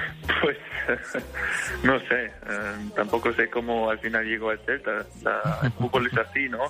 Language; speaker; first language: Spanish; early bilingual, heritage; German